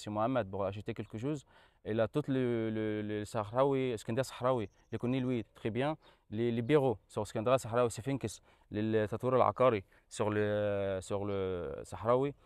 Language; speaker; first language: French; non-native, learner; Arabic